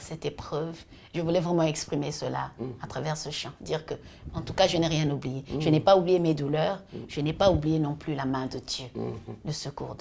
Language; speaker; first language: French; non-native, local second language; Lingala